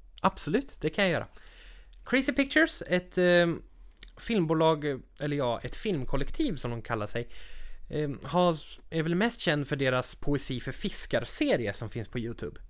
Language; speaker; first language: Swedish; native; Swedish